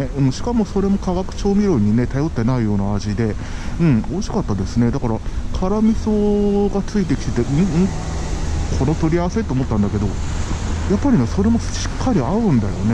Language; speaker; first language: Japanese; native; Japanese